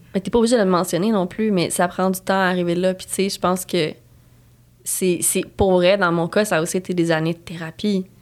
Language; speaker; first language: French; native; French